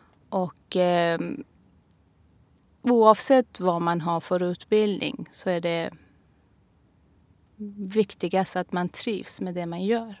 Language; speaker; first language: Swedish; non-native, fluent; Persian